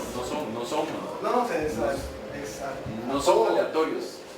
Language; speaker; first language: Spanish; native; Spanish